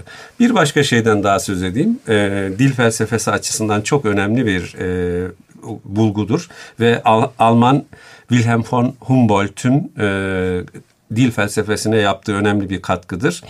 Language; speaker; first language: Turkish; native; Turkish